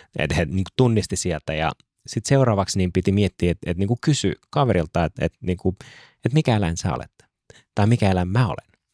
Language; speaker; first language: Finnish; native; Finnish